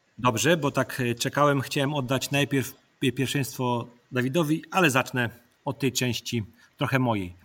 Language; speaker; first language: Polish; native; Polish